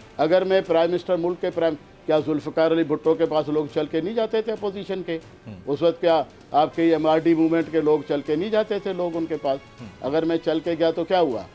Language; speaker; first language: Urdu; non-native, local second language; Sindhi